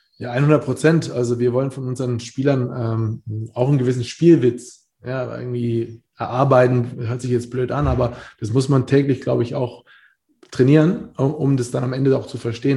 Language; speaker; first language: German; native; German